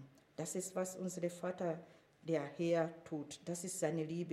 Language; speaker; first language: German; non-native, fluent; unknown